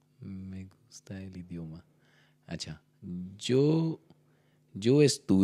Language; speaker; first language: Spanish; non-native, learner; Hindi